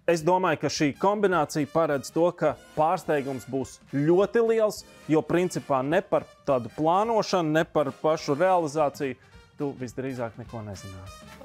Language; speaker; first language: Latvian; native; Latvian